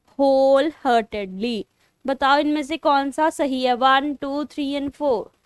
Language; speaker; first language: Hindi; non-native, local second language; Punjabi